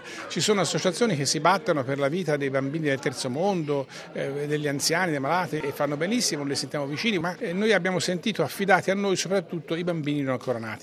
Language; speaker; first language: Italian; native; Italian